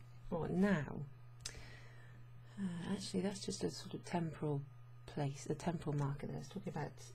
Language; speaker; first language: English; native; English